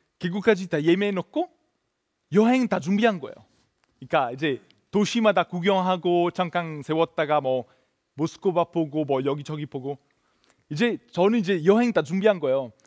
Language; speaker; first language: Korean; non-native, fluent; Italian